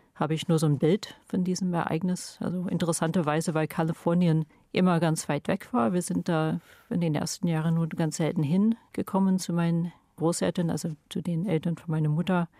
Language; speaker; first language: German; non-native, fluent; English